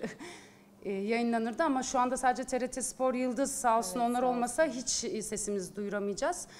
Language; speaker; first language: Turkish; native; Turkish